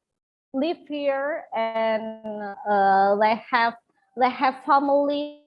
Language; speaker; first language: English; non-native, learner; Indonesian